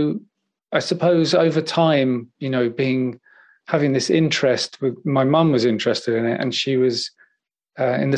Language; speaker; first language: English; native; English